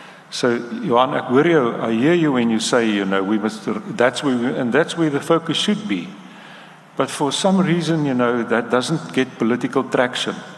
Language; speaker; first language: English; non-native, local second language; Afrikaans